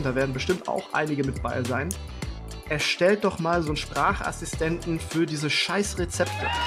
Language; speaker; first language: German; native; German